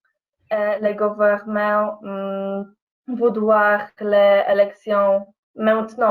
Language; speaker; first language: French; non-native, learner; Polish